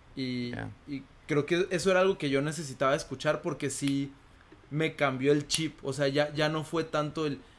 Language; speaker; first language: Spanish; early bilingual, heritage; Spanish